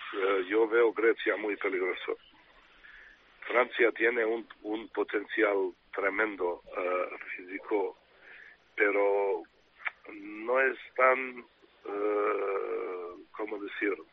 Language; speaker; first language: Spanish; non-native, fluent; Serbian